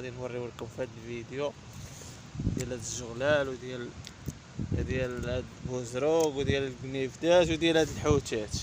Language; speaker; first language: Arabic; native; Arabic